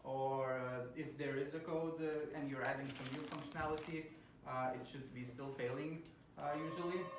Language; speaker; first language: English; non-native, fluent; Lithuanian